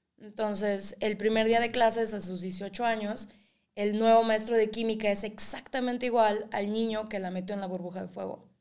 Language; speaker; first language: Spanish; native; Spanish